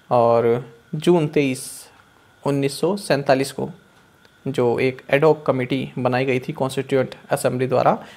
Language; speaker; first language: Hindi; native; Hindi